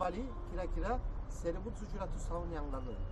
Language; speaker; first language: Indonesian; non-native, learner; Turkish